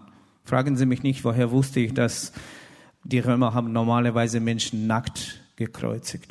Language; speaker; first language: German; non-native, fluent; Russian